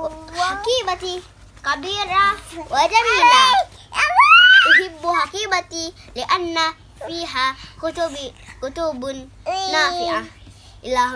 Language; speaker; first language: Arabic; non-native, learner; Malay